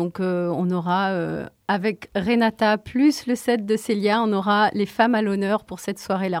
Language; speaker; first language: French; native; French